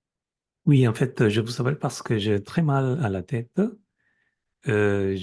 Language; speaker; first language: French; non-native, fluent; Spanish